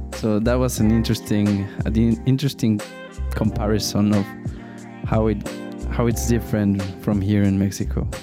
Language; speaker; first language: English; non-native, fluent; Spanish